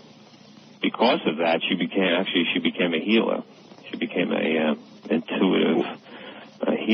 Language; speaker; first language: English; native; English